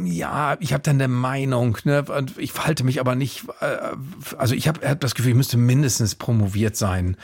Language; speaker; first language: German; native; German